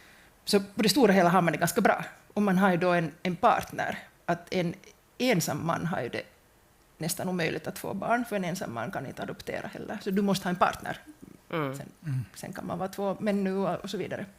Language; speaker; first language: Swedish; native; Swedish